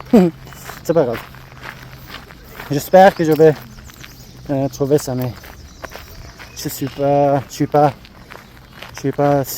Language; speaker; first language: French; non-native, learner; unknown